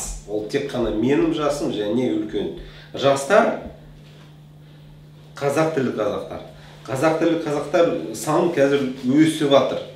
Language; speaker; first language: Kazakh; non-native, local second language; Russian